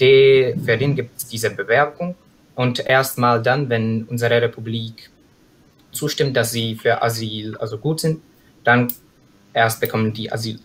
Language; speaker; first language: German; non-native, fluent; Czech